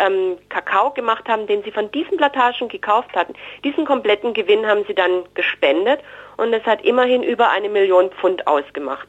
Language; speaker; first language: German; native; German